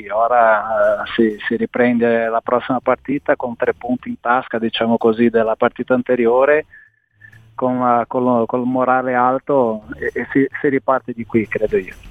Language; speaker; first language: Italian; non-native, fluent; Portuguese